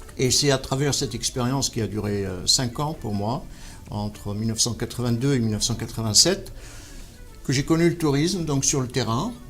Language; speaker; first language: French; non-native, local second language; Arabic